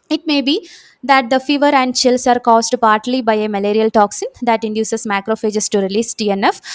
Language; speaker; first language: English; non-native, local second language; Malayalam